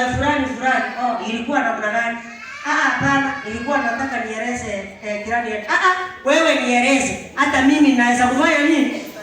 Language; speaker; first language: Swahili; non-native, local second language; Gusii